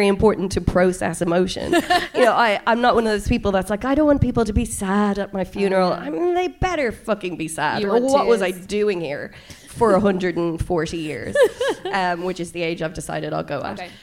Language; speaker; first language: English; native; English